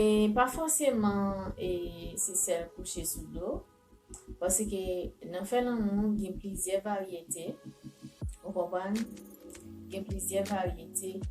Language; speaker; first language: French; non-native, learner; Haitian Creole